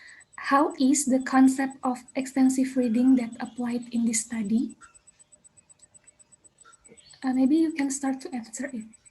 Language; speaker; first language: English; non-native, learner; Indonesian